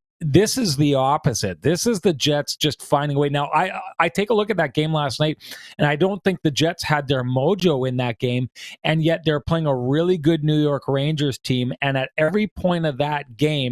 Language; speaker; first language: English; native; English